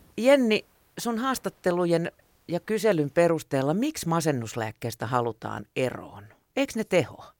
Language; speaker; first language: Finnish; native; Finnish